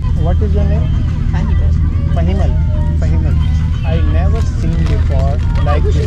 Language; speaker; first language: English; non-native, learner; Urdu